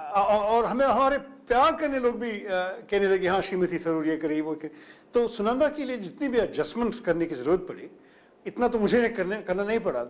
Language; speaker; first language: Hindi; non-native, local second language; Malayalam